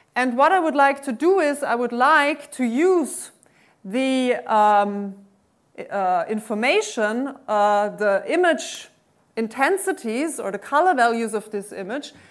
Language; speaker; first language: English; non-native, fluent; German